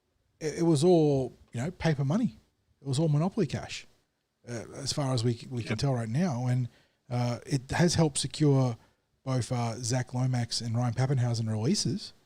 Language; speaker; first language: English; native; English